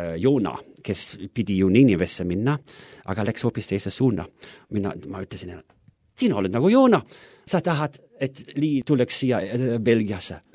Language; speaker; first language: Estonian; non-native, fluent; German